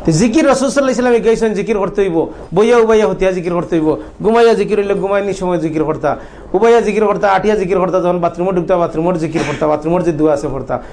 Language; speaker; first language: Bangla; native; Bangla